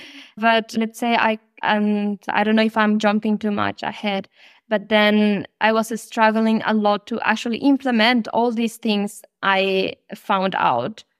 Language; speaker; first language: English; non-native, fluent; Spanish